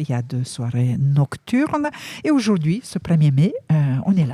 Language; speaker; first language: French; native; French